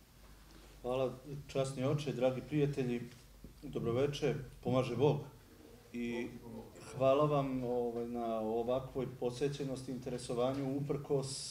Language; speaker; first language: Serbian; native; Serbian